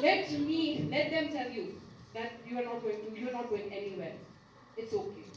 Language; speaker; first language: English; non-native, local second language; Nepali